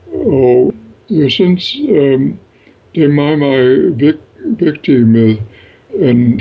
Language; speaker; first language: Danish; non-native, fluent; English